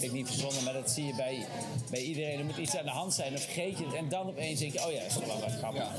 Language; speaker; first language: Dutch; native; Dutch